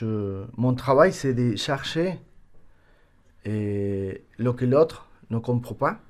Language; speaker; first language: French; non-native, learner; Spanish